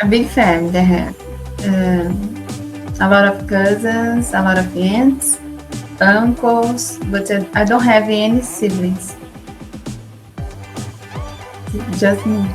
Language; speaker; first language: English; non-native, learner; Portuguese